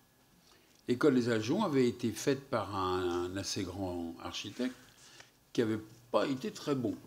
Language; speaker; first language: French; native; French